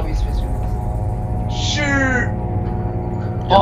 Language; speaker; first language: French; native; French